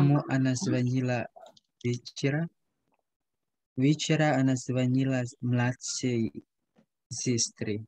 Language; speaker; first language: Russian; non-native, learner; Indonesian